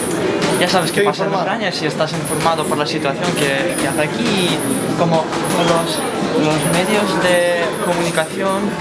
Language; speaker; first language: Spanish; non-native, fluent; Russian